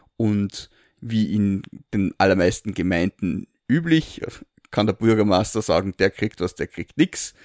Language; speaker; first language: German; native; German